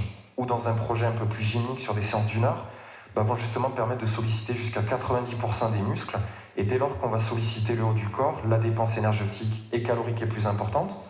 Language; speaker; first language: French; native; French